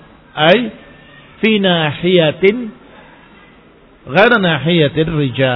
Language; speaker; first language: Arabic; non-native, fluent; Indonesian